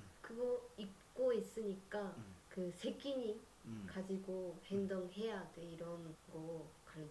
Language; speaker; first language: Korean; non-native, learner; Japanese